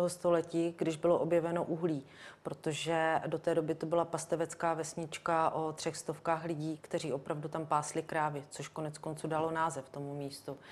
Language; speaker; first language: Czech; native; Czech